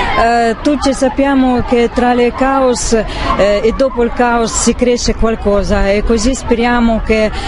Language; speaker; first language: Italian; non-native, learner; Russian